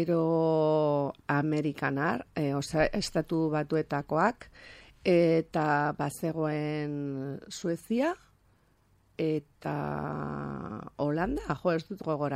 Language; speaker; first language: Basque; non-native, local second language; Spanish